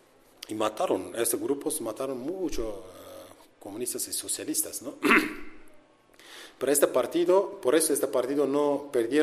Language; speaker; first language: Spanish; non-native, learner; Kurdish